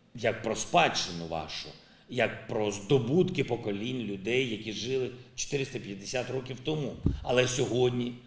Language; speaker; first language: Ukrainian; non-native, local second language; Russian